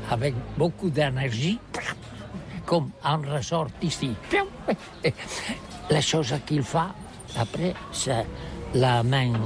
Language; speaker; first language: French; non-native, learner; Catalan